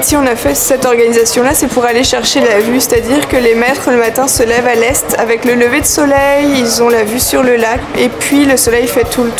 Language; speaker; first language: French; native; French